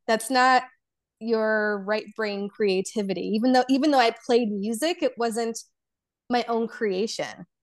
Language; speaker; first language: English; early bilingual, other home language; Polish